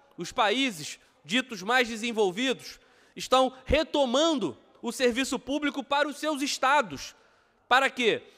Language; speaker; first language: Portuguese; native; Portuguese